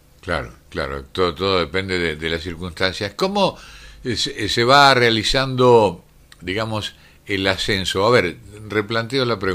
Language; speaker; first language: Spanish; native; Spanish